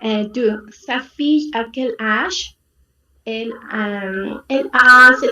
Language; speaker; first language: French; non-native, learner; Spanish